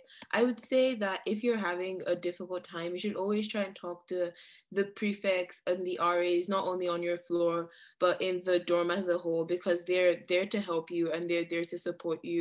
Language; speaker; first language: English; non-native, local second language; Yoruba